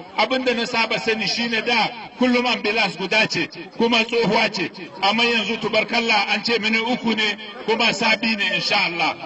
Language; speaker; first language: Hausa; non-native, local second language; Arabic